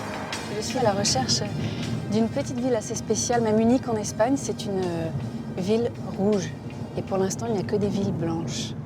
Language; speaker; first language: French; native; French